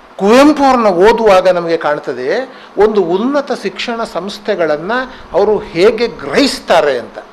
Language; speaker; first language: Kannada; native; Kannada